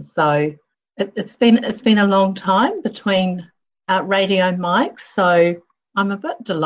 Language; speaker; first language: English; native; English